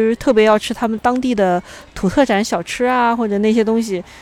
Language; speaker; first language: Chinese; native; Chinese